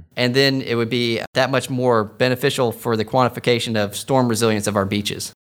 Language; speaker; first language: English; native; English